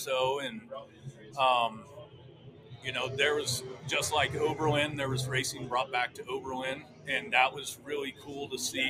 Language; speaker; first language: English; native; English